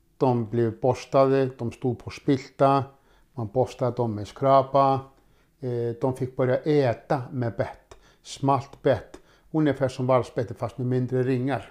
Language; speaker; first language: Swedish; non-native, fluent; Icelandic